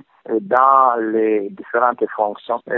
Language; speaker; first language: French; non-native, local second language; Rundi